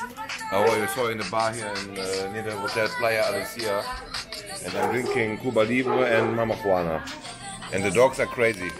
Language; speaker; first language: English; non-native, fluent; German